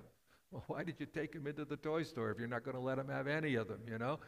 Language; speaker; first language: English; native; English